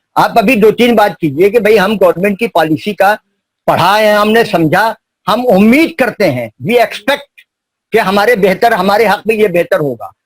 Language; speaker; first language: Urdu; native; Urdu